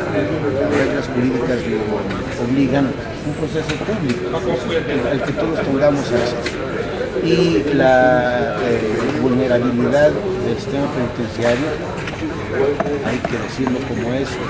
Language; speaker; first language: Spanish; native; Spanish